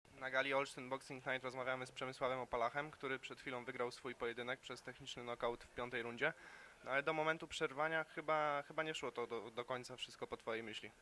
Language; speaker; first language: Polish; native; Polish